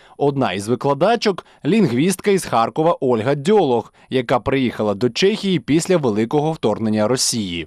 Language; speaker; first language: Ukrainian; native; Ukrainian